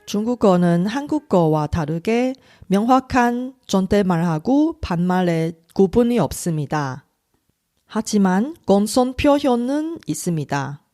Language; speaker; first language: Korean; non-native, fluent; Chinese